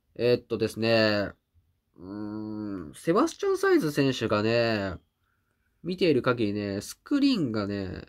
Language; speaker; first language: Japanese; native; Japanese